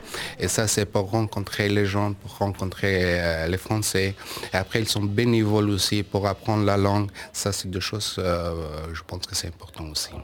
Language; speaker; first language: French; non-native, learner; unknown